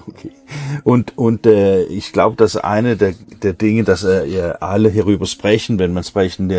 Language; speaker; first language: German; non-native, learner; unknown